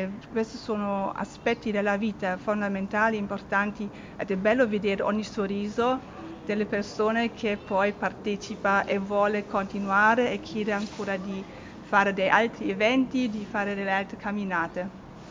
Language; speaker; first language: Italian; non-native, fluent; German